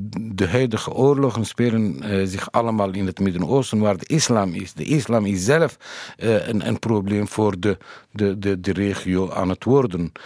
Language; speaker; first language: Dutch; non-native, fluent; Kurdish